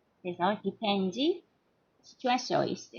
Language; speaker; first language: Portuguese; non-native, learner; Korean